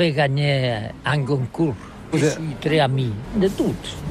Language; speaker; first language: French; non-native, learner; Catalan